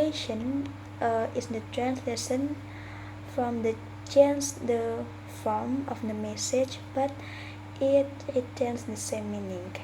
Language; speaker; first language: English; non-native, learner; Indonesian